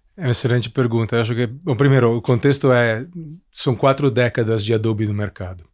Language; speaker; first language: Portuguese; non-native, fluent; Italian